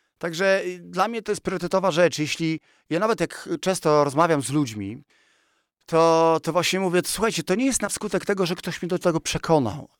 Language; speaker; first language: Polish; native; Polish